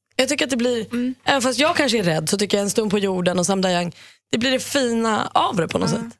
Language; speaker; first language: Swedish; native; Swedish